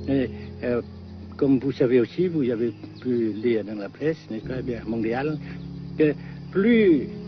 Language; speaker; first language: French; non-native, local second language; Vietnamese